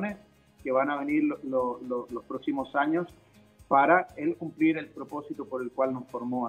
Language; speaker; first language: Spanish; native; Spanish